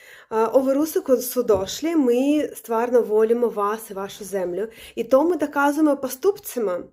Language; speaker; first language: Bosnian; non-native, learner; Russian